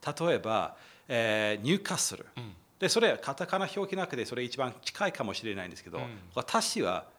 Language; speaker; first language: Japanese; non-native, fluent; English